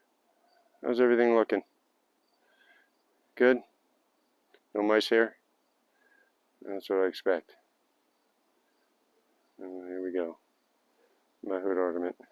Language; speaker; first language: English; native; English